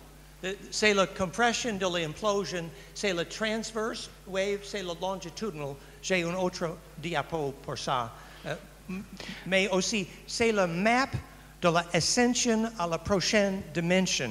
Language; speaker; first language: French; non-native, learner; English